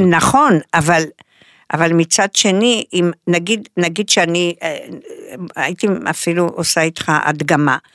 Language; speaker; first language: Hebrew; non-native, fluent; Romanian